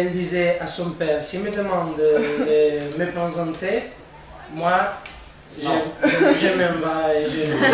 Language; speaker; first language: French; non-native, fluent; Italian